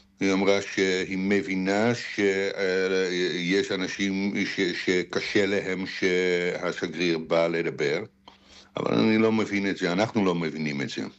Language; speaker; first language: Hebrew; non-native, fluent; Dutch